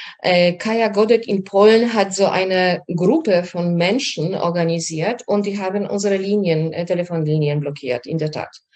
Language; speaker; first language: German; non-native, fluent; Polish